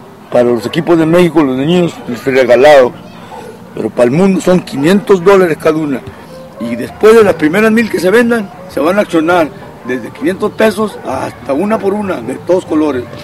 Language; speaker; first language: Spanish; native; Spanish